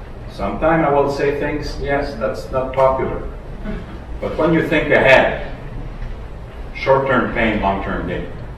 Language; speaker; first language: English; non-native, fluent; French